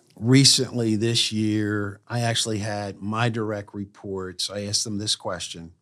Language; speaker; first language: English; native; English